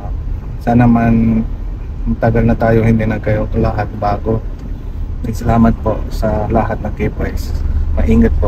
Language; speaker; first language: Filipino; non-native, learner; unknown